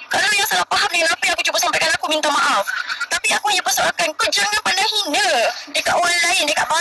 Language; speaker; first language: Malay; native; Malay